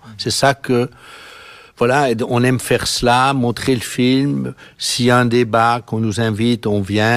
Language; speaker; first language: French; native; French